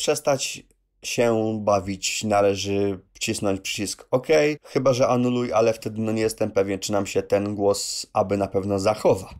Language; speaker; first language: Polish; native; Polish